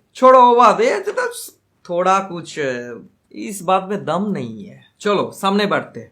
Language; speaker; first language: Hindi; non-native, local second language; Bangla